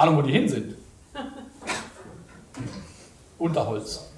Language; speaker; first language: German; native; German